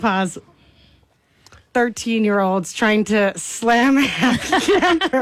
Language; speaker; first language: English; native; English